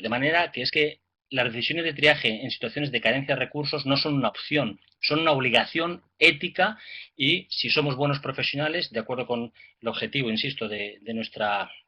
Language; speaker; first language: Spanish; native; Spanish